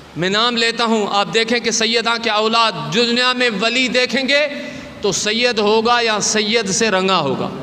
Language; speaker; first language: Urdu; non-native, local second language; Sindhi